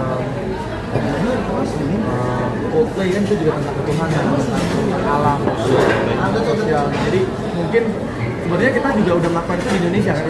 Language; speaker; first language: Indonesian; native; Indonesian